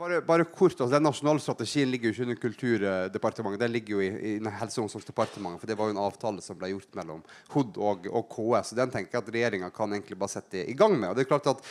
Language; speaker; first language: Norwegian; native; Norwegian